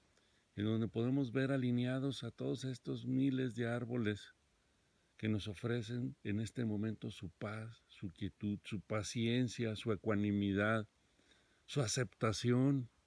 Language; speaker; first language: Spanish; native; Spanish